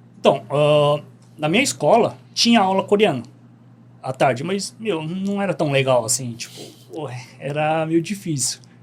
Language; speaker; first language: Portuguese; early bilingual, other home language; Korean